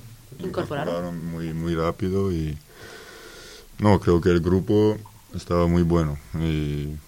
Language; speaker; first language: Spanish; non-native, fluent; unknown